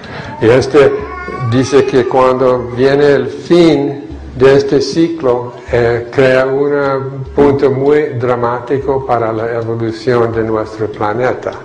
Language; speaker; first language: Spanish; non-native, fluent; English